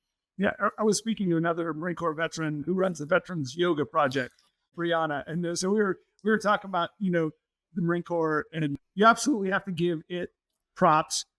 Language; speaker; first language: English; native; English